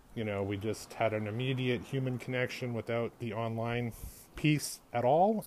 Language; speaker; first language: English; native; English